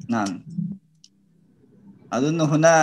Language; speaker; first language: Arabic; non-native, learner; Indonesian